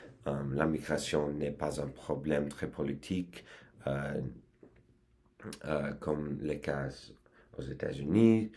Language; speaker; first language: French; non-native, learner; English